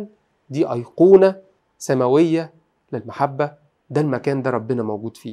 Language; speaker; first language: Arabic; native; Arabic